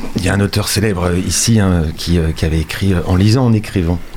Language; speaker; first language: French; native; French